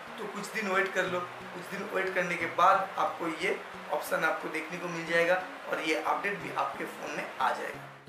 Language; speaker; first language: Hindi; non-native, local second language; Bangla